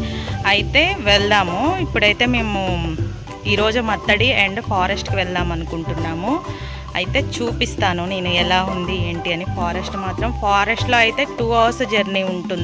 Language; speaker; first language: Telugu; native; Telugu